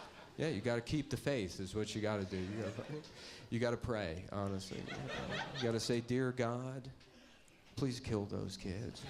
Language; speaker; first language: English; native; English